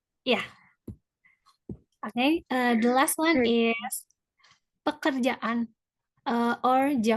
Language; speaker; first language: English; non-native, fluent; Indonesian